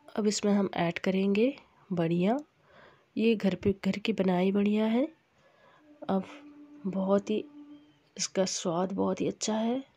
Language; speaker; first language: Hindi; non-native, local second language; Bangla